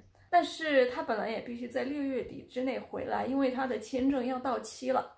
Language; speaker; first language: Chinese; non-native, fluent; Portuguese